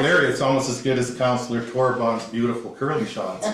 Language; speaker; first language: English; native; English